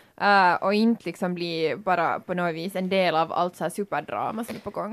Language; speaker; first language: Swedish; native; Swedish